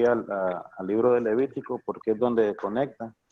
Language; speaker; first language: Spanish; native; Spanish